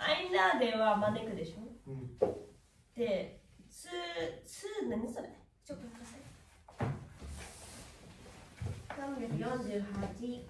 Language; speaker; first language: Japanese; native; Japanese